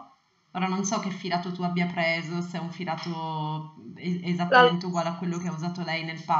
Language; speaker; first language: Italian; native; Italian